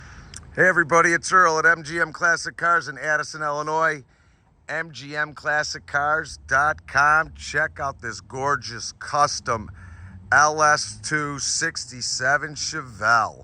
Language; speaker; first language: English; native; English